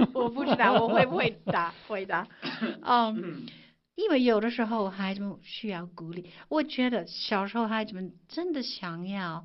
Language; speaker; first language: Chinese; non-native, fluent; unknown